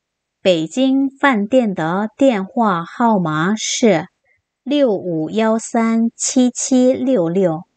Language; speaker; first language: Chinese; non-native, fluent; Korean